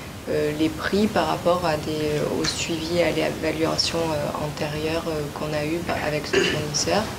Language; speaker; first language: French; native; French